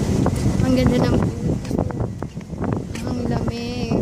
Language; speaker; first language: Filipino; native; Filipino